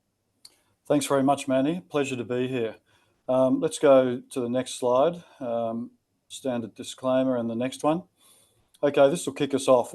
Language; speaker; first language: English; native; English